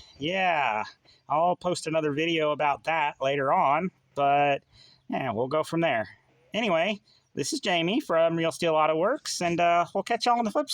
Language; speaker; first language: English; native; English